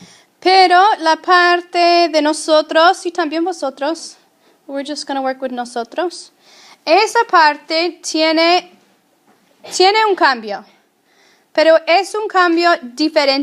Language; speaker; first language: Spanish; non-native, fluent; English